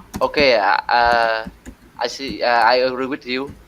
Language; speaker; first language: English; non-native, learner; Vietnamese